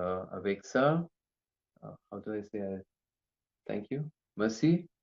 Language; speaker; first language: French; non-native, learner; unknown